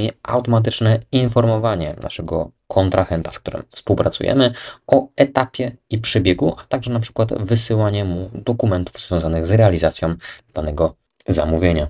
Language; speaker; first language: Polish; native; Polish